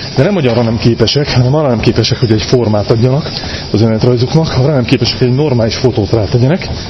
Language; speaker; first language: Hungarian; native; Hungarian